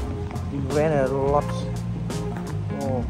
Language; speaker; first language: English; non-native, learner; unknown